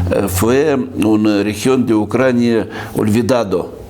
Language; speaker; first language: Spanish; non-native, fluent; Russian